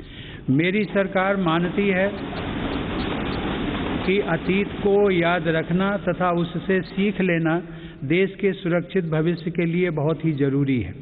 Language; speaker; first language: Hindi; native; Hindi